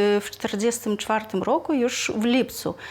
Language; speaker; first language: Polish; non-native, fluent; Lithuanian